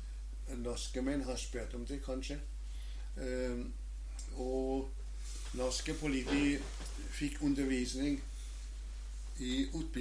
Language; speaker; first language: Danish; non-native, learner; German